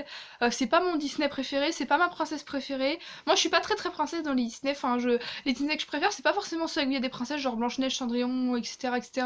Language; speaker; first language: French; native; French